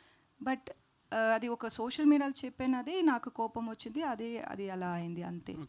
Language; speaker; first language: Telugu; non-native, learner; Tamil